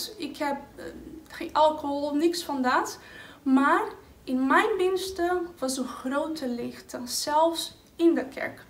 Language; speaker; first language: Dutch; non-native, fluent; Portuguese